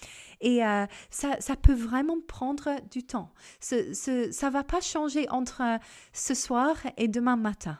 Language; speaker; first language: French; non-native, fluent; English